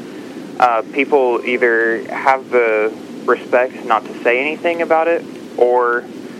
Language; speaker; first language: English; native; English